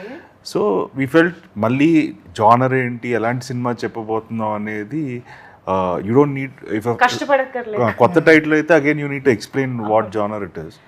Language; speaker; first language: Telugu; native; Telugu